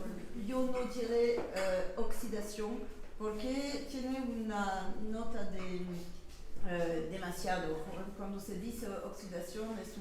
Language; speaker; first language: Spanish; non-native, learner; French